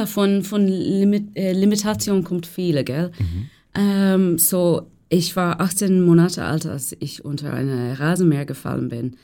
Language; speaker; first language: German; non-native, fluent; English